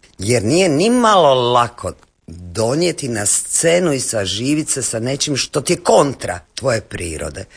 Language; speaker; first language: Croatian; native; Croatian